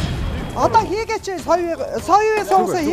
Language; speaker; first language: Mongolian; native; Mongolian